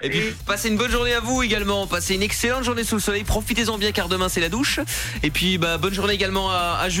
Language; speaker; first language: French; native; French